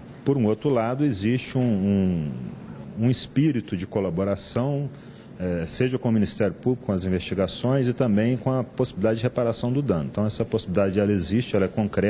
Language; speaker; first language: Portuguese; native; Portuguese